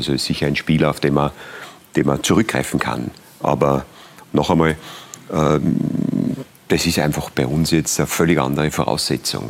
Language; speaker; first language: German; native; German